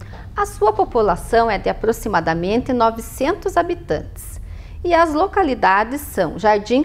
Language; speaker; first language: Portuguese; native; Portuguese